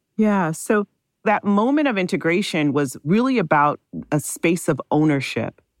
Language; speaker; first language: English; native; English